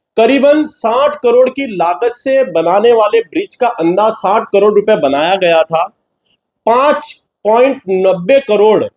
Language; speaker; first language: Hindi; non-native, local second language; Gujarati